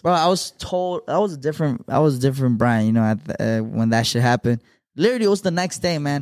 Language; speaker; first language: English; early bilingual, other home language; Spanish